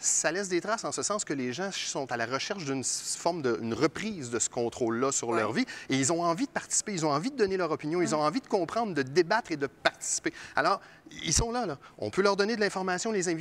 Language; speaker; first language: French; native; French